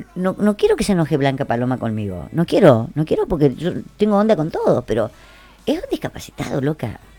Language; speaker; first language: Spanish; native; Spanish